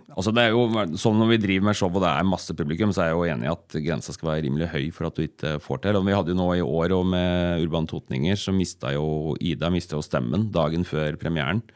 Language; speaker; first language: Norwegian; native; Norwegian